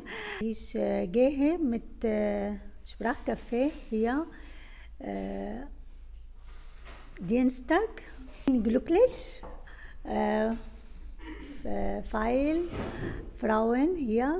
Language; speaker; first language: German; non-native, learner; Arabic